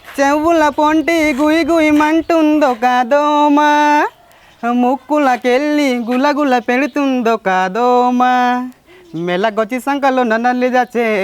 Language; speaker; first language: Telugu; non-native, local second language; Gondi